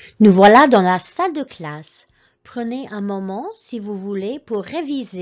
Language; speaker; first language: French; non-native, fluent; English